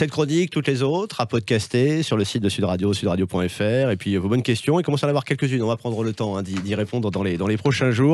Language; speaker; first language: French; native; French